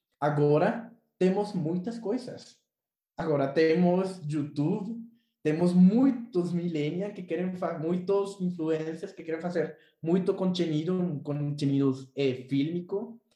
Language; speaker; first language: Portuguese; non-native, learner; Spanish